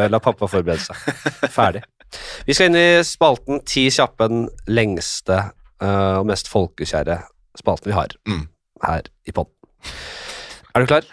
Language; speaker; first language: Norwegian; native; Norwegian